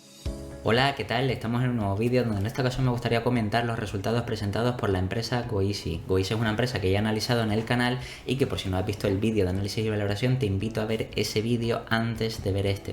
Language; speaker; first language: Spanish; native; Spanish